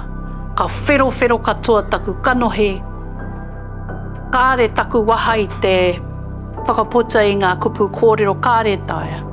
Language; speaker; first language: Māori; non-native, local second language; English